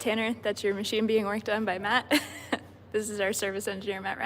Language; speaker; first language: English; native; English